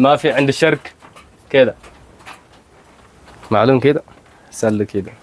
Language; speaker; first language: Arabic; non-native, learner; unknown